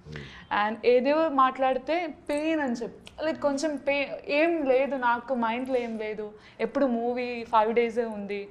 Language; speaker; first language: Telugu; non-native, learner; Malayalam